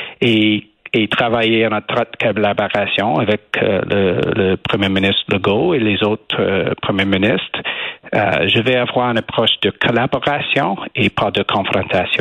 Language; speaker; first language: French; non-native, learner; English